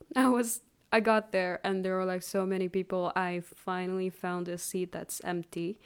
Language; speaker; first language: English; non-native, fluent; Chinese